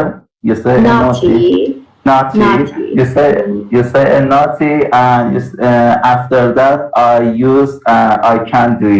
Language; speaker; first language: English; non-native, learner; Persian